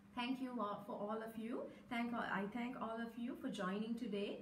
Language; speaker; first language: English; non-native, local second language; Sinhala